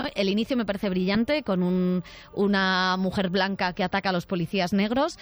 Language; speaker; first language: Spanish; native; Spanish